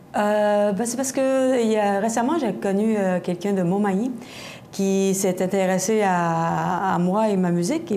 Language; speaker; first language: French; native; French